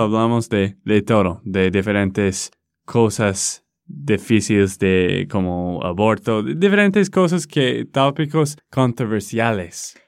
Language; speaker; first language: Spanish; non-native, fluent; English